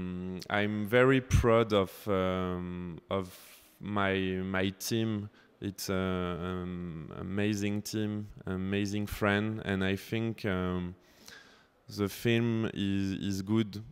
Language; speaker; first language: English; non-native, learner; French